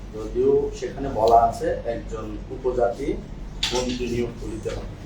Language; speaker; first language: Bangla; native; Bangla